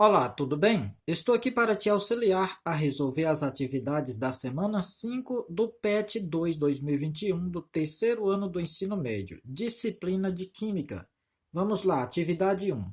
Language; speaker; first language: Portuguese; native; Portuguese